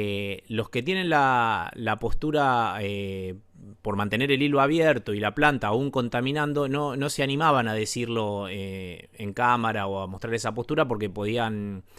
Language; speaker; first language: Spanish; native; Spanish